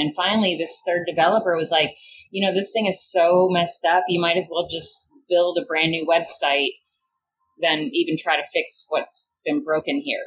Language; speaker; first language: English; native; English